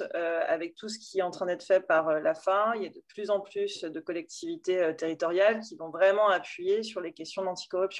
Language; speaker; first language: French; native; French